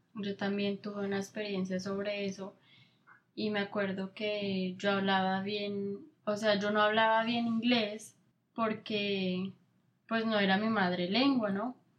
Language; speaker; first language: Spanish; native; Spanish